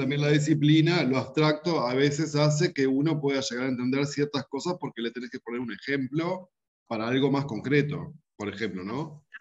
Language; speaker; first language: Spanish; native; Spanish